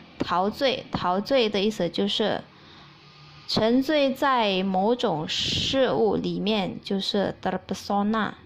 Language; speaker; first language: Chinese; early bilingual, heritage; Chinese